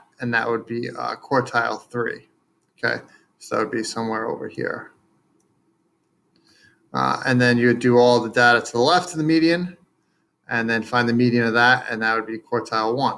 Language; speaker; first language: English; native; English